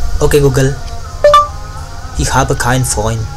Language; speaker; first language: German; non-native, learner; Indonesian